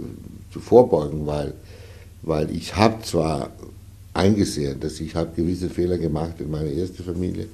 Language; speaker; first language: German; non-native, fluent; Danish